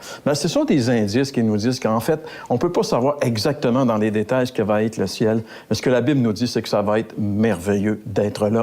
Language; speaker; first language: French; native; French